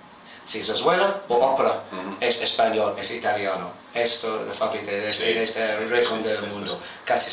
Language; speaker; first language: Spanish; non-native, fluent; English